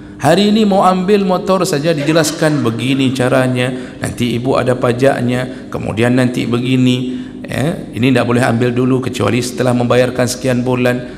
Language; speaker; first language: Malay; non-native, local second language; Achinese